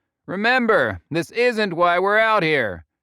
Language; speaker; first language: English; native; English